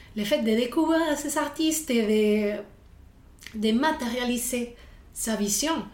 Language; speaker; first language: French; non-native, fluent; Spanish